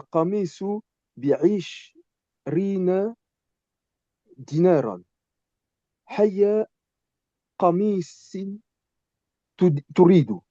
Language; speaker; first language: Arabic; non-native, learner; French